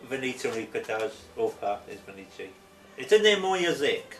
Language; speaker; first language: Russian; non-native, learner; English